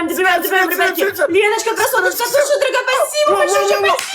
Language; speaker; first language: Russian; native; Russian